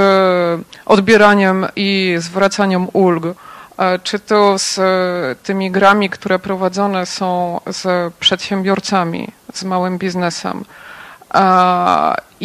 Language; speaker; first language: Polish; native; Polish